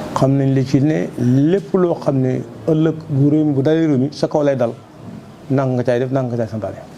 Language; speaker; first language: Wolof; native; Wolof